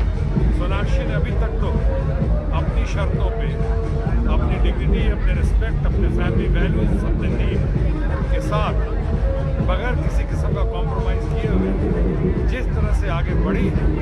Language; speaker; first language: Hindi; native; Hindi